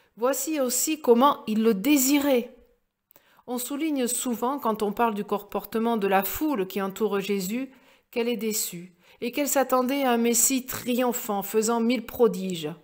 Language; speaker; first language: French; native; French